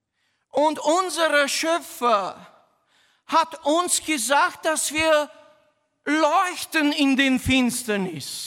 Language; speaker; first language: German; non-native, fluent; Romanian